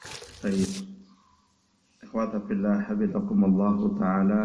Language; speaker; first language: Arabic; non-native, fluent; Indonesian